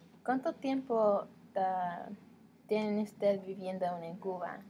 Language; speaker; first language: Spanish; non-native, learner; English